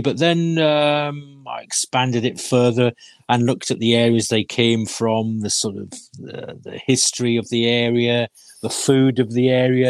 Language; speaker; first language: English; non-native, local second language; Welsh